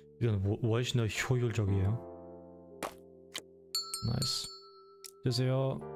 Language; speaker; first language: Korean; non-native, learner; German